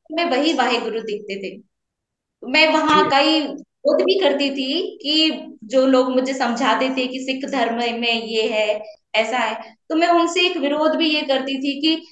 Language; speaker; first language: Hindi; native; Hindi